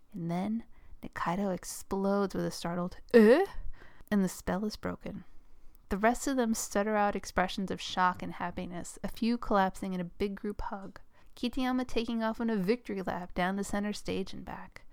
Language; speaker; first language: English; native; English